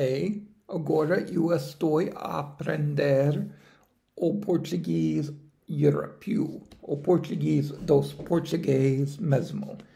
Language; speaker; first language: Portuguese; non-native, learner; English